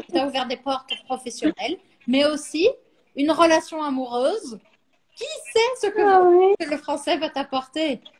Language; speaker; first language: French; non-native, fluent; Portuguese